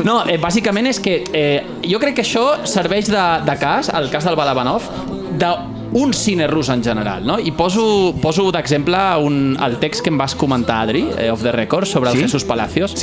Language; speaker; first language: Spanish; non-native, local second language; Catalan